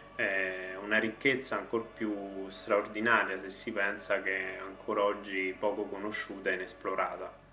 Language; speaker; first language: Italian; native; Italian